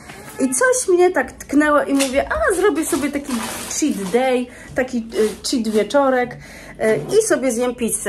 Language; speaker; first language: Polish; native; Polish